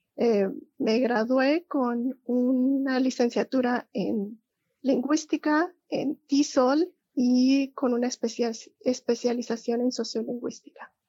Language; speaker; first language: Spanish; native; Spanish